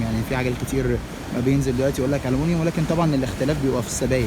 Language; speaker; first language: Arabic; native; Arabic